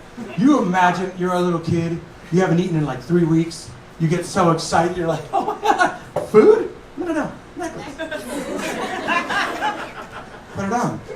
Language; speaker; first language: English; native; English